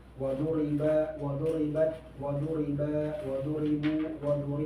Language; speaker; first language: Arabic; non-native, learner; Indonesian